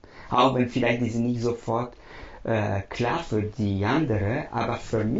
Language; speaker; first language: German; non-native, fluent; Italian